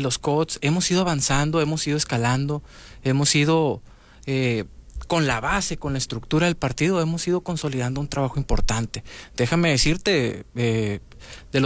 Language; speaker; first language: Spanish; native; Spanish